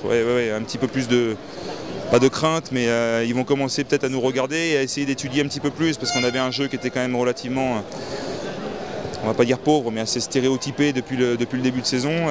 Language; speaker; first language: French; native; French